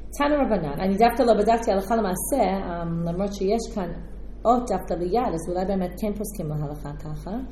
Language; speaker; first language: Hebrew; non-native, fluent; English